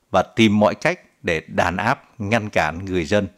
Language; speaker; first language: Vietnamese; native; Vietnamese